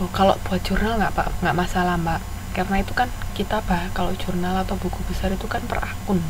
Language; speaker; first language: Indonesian; native; Indonesian